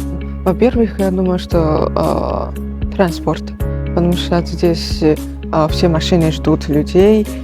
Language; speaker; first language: Russian; non-native, fluent; Chinese